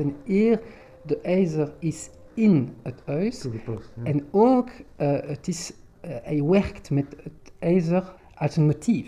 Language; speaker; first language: Dutch; non-native, local second language; French